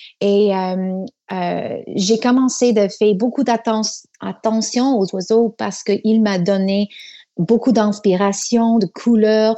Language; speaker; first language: French; non-native, fluent; English